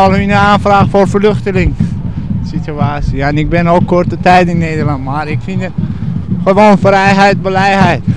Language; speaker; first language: Dutch; non-native, learner; Persian